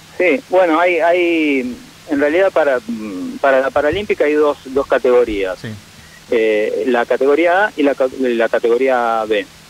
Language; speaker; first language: Spanish; native; Spanish